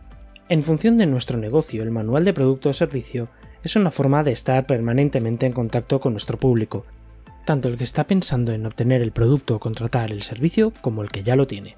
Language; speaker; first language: Spanish; native; Spanish